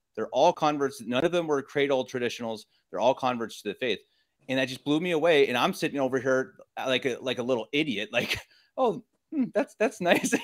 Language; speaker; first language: English; native; English